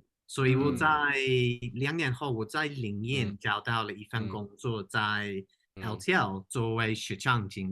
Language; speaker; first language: Chinese; non-native, fluent; English